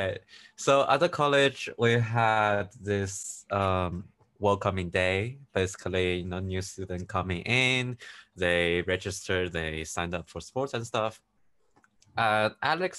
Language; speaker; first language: English; non-native, fluent; Chinese